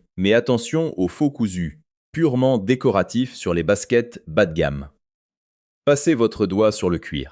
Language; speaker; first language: French; native; French